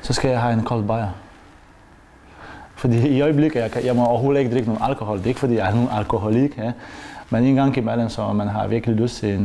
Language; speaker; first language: Danish; non-native, learner; Polish